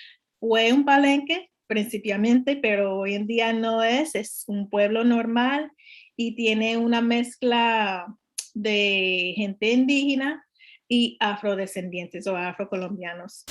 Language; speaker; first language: Spanish; non-native, learner; English